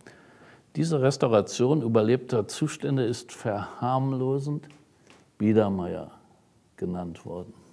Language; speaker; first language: German; native; German